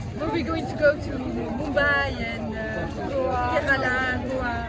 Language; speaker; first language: English; non-native, fluent; French